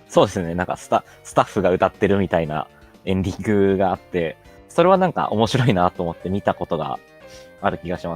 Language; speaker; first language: Japanese; native; Japanese